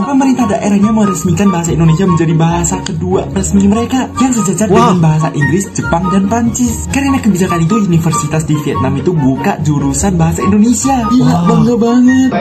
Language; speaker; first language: Indonesian; non-native, fluent; Vietnamese